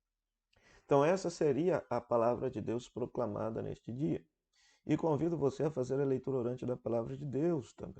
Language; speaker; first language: Portuguese; native; Portuguese